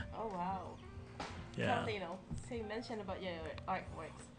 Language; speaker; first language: English; non-native, local second language; Iloko